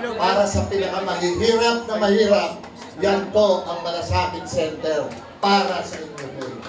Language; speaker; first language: Filipino; native; Filipino